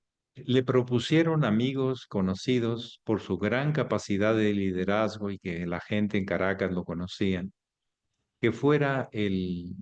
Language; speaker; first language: Spanish; native; Spanish